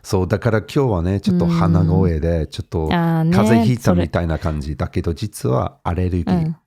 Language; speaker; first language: Japanese; non-native, fluent; English